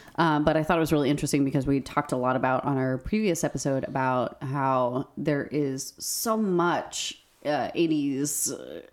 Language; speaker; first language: English; native; English